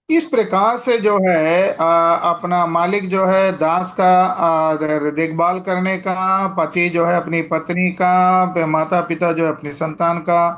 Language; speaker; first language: Hindi; non-native, local second language; Telugu